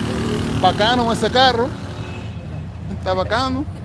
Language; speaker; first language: Spanish; non-native, fluent; English